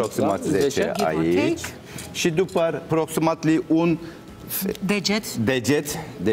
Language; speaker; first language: Romanian; non-native, learner; Turkish